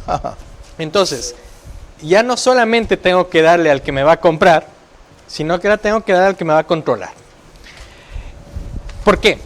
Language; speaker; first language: Spanish; native; Spanish